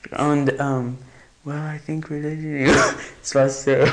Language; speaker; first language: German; non-native, learner; English